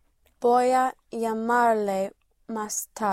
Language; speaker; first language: Spanish; non-native, learner; English